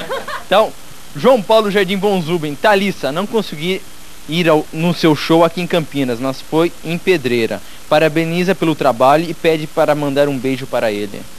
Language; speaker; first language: Portuguese; native; Portuguese